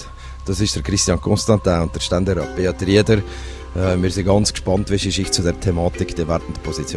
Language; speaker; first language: German; native; German